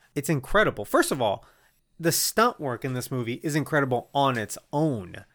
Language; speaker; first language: English; non-native, fluent; Spanish